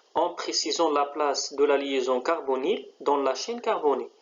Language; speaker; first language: French; non-native, local second language; Arabic